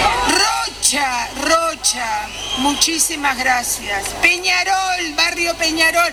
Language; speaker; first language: Spanish; native; Spanish